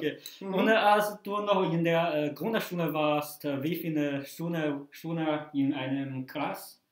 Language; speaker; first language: German; non-native, fluent; Chinese